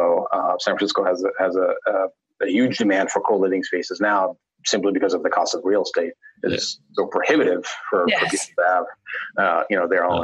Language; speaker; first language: English; non-native, fluent; Arabic